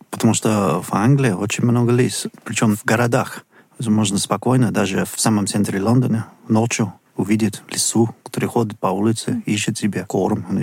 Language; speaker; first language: Russian; non-native, fluent; English